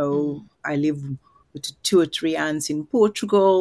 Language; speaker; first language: English; non-native, fluent; Upper Guinea Crioulo